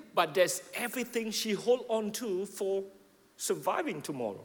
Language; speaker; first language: English; non-native, fluent; Indonesian